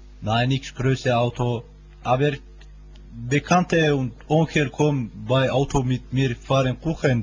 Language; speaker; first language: German; non-native, learner; Turkish